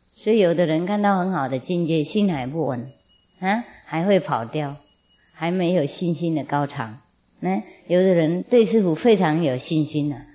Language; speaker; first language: Chinese; non-native, fluent; Vietnamese